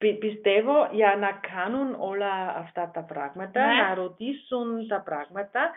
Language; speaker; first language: Greek; non-native, learner; German